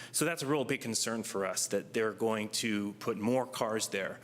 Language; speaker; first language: English; native; English